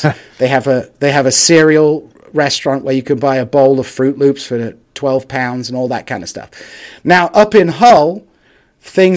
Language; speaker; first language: English; native; English